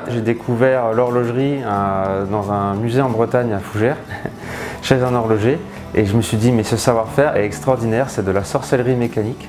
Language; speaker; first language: French; native; French